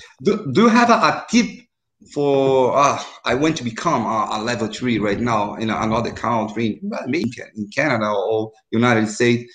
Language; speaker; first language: English; non-native, learner; Portuguese